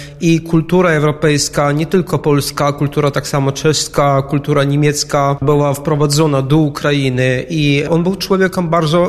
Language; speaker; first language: Polish; non-native, fluent; Ukrainian